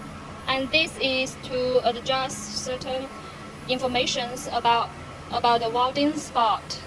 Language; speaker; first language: English; non-native, learner; Chinese